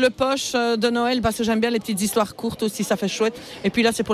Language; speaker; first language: French; native; French